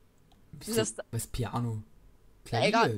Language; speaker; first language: German; native; German